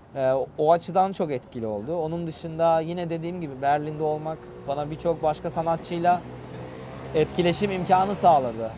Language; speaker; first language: Turkish; native; Turkish